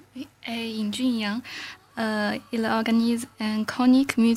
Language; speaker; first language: French; non-native, learner; Chinese